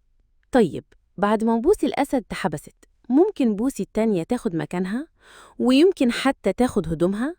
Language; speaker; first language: Arabic; native; Arabic